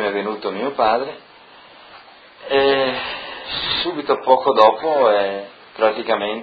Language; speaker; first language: Italian; non-native, local second language; Friulian